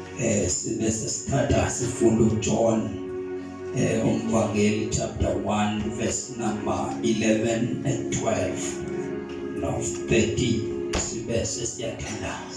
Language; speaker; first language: Zulu; non-native, local second language; Xhosa